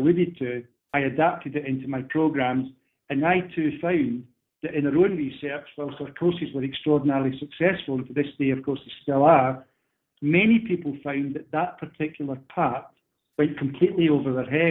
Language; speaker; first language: English; native; English